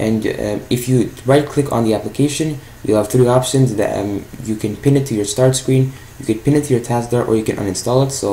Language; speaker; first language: English; native; English